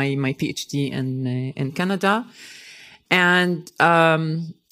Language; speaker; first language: English; non-native, fluent; Hebrew